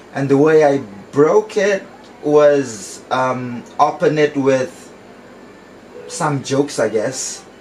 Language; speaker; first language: English; non-native, fluent; Indonesian